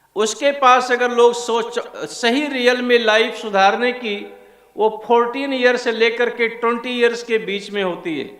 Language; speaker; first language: Hindi; non-native, local second language; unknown